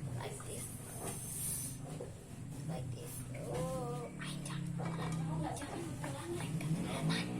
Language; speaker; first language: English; non-native, learner; Indonesian